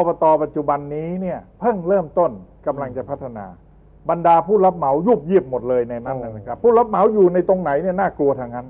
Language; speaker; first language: Thai; native; Thai